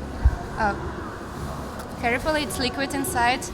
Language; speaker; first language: English; non-native, learner; Russian